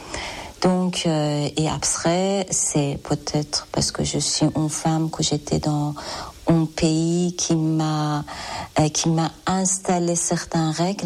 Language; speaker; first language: French; non-native, fluent; Persian